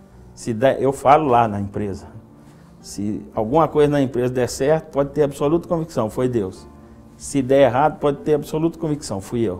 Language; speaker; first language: Portuguese; native; Portuguese